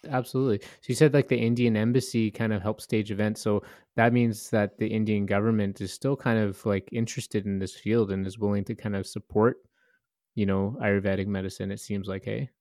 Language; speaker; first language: English; native; English